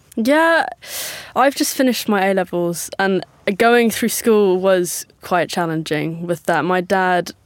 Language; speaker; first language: English; native; English